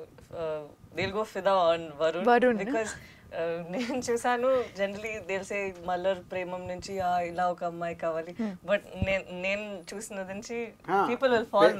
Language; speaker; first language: Telugu; non-native, local second language; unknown